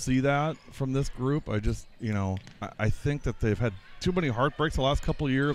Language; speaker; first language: English; native; English